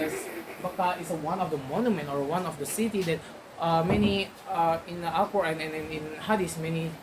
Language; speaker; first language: English; non-native, learner; Indonesian